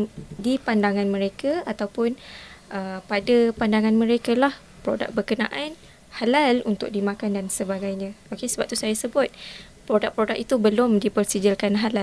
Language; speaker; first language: Malay; native; Malay